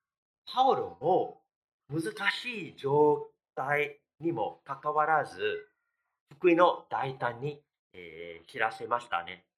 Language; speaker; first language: Japanese; non-native, fluent; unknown